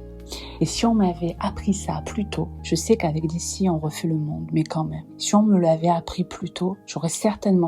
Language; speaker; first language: French; native; French